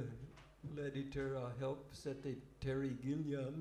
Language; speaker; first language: French; non-native, fluent; English